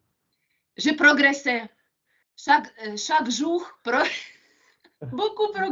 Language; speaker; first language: French; non-native, learner; Ukrainian